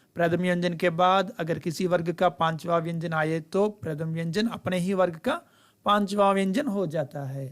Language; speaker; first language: Hindi; non-native, local second language; Telugu